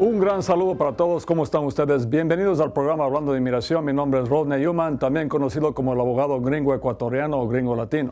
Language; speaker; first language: Spanish; non-native, local second language; English